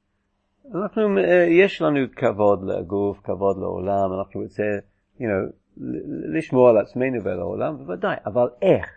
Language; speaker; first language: Hebrew; non-native, fluent; English